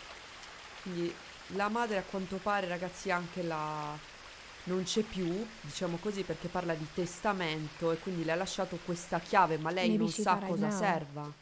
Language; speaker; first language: Italian; native; Italian